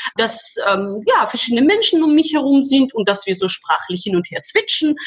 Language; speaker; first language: German; non-native, fluent; Georgian